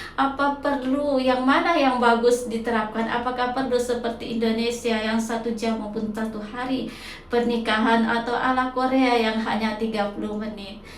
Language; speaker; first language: Indonesian; native; Indonesian